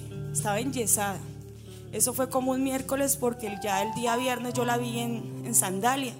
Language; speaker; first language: Spanish; native; Spanish